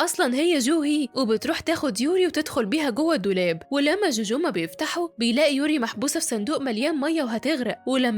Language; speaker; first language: Arabic; native; Arabic